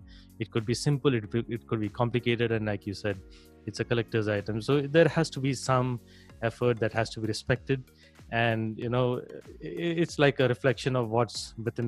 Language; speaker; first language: English; non-native, local second language; Hindi